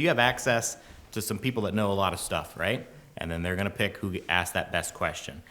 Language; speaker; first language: English; native; English